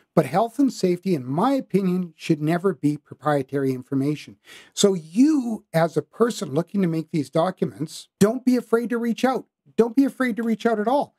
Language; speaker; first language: English; native; English